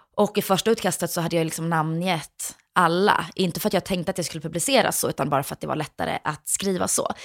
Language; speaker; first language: Swedish; early bilingual, other home language; Bosnian